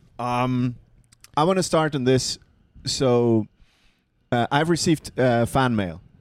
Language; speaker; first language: English; non-native, fluent; Swiss German